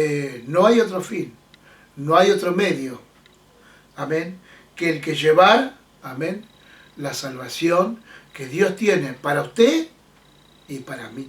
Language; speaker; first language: Spanish; native; Spanish